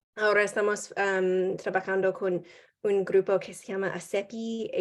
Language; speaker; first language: Spanish; non-native, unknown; English